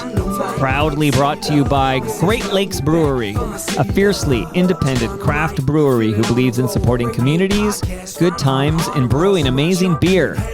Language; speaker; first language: English; native; English